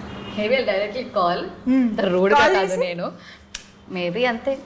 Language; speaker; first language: Telugu; non-native, learner; Malayalam